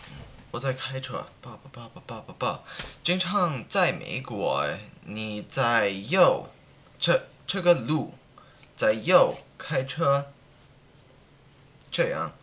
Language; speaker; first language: Chinese; non-native, learner; English